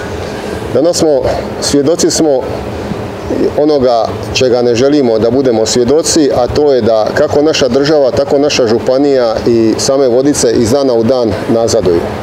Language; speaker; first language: Serbian; native; Serbian